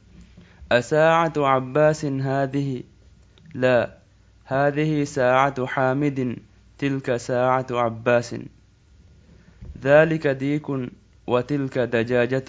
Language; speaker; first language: Arabic; non-native, learner; Divehi